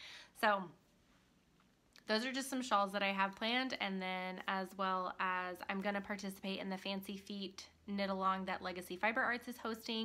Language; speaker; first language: English; native; English